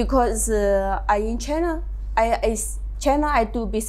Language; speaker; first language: English; non-native, learner; Chinese